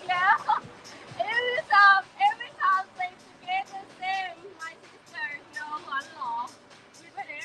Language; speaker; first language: English; non-native, learner; Thai